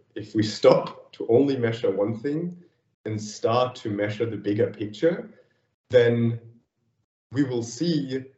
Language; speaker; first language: English; non-native, fluent; German